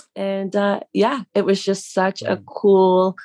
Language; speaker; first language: English; native; English